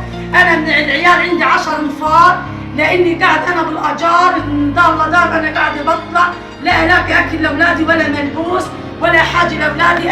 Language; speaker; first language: Arabic; native; Arabic